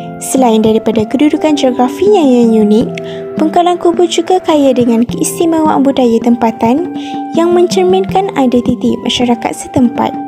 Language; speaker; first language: Malay; native; Malay